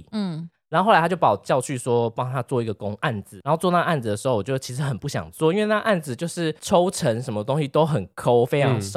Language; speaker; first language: Chinese; native; Chinese